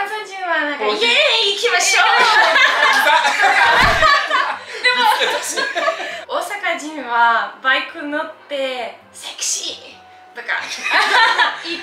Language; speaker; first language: Japanese; non-native, learner; Russian